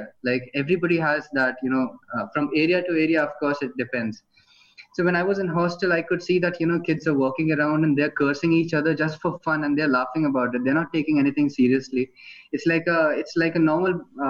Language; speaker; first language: English; non-native, fluent; Hindi